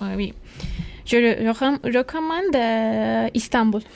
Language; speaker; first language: French; non-native, learner; Turkish